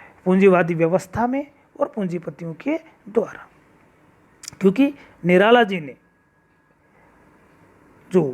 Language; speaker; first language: Hindi; native; Hindi